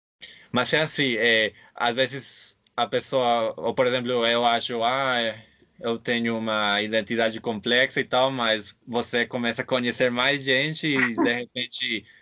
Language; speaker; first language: Portuguese; non-native, fluent; English